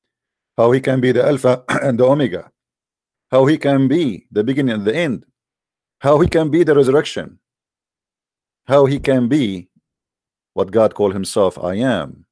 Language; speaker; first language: English; non-native, fluent; Arabic